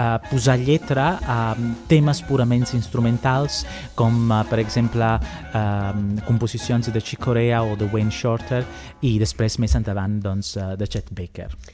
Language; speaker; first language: Catalan; non-native, fluent; Italian